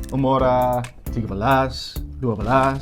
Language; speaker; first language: Indonesian; non-native, learner; English